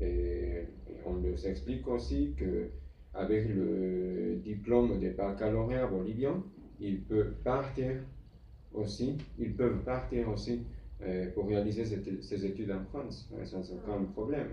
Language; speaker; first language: French; non-native, fluent; Spanish